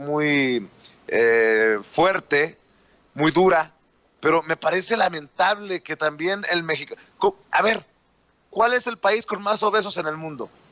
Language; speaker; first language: Spanish; native; Spanish